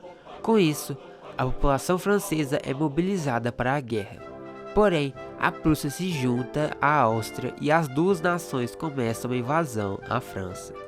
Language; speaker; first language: Portuguese; native; Portuguese